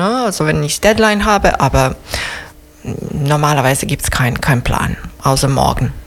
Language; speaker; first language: German; non-native, learner; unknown